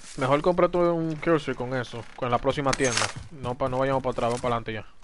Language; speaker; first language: Spanish; native; Spanish